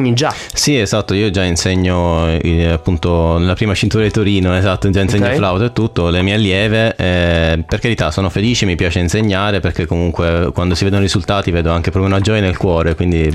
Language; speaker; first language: Italian; native; Italian